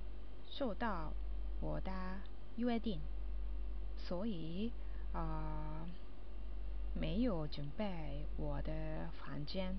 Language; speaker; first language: Chinese; non-native, learner; Japanese